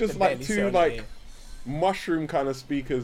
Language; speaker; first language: English; native; English